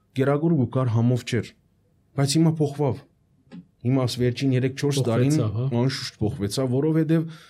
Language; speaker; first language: Armenian; native; Armenian